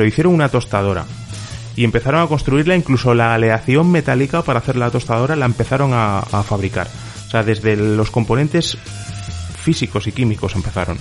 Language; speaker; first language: Spanish; native; Spanish